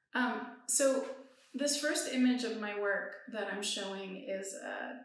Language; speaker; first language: English; early bilingual, other home language; Persian